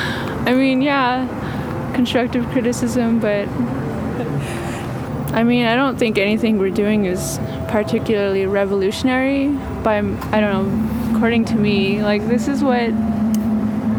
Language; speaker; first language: English; native; English